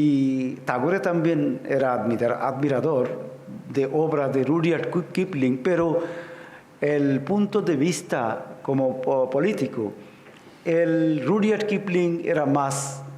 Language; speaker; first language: Spanish; non-native, fluent; Bangla